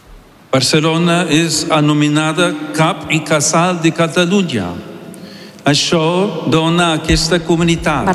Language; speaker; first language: Catalan; non-native, learner; English